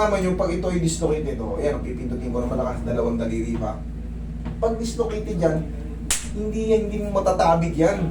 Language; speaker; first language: Filipino; native; Filipino